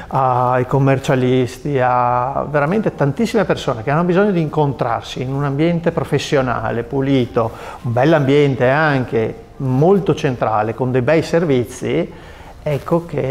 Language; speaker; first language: Italian; native; Italian